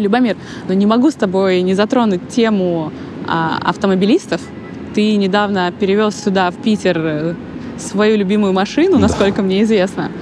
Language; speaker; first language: Russian; native; Russian